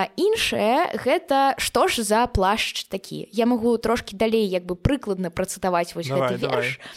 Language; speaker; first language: Belarusian; non-native, local second language; Russian